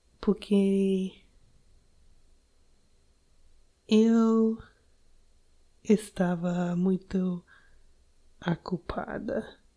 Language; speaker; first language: Portuguese; non-native, learner; English